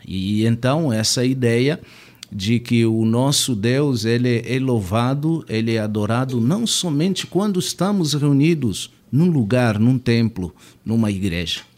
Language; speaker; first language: Portuguese; native; Portuguese